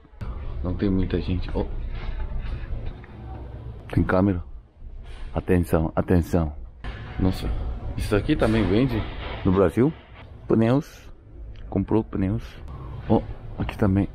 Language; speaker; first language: Portuguese; non-native, learner; Korean